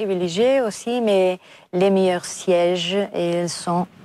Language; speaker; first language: French; non-native, fluent; Portuguese